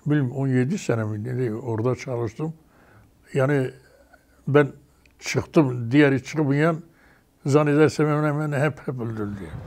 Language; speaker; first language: Turkish; non-native, local second language; Kurdish